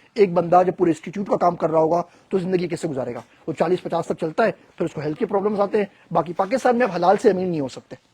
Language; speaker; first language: Urdu; native; Urdu